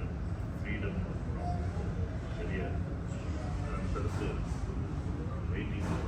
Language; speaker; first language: Tamil; native; Tamil